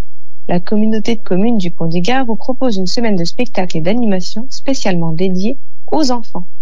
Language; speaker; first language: French; native; French